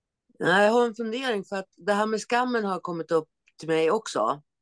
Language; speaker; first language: Swedish; native; Swedish